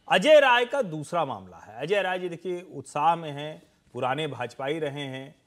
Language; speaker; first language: Hindi; native; Hindi